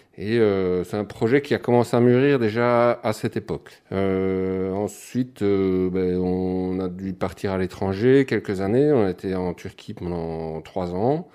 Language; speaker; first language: French; native; French